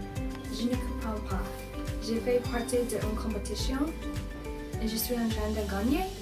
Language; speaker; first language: French; non-native, learner; English